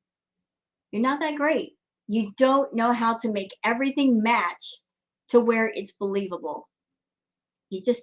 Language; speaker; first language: English; native; English